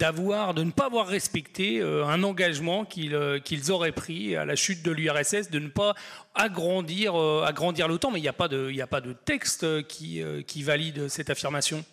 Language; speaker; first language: French; native; French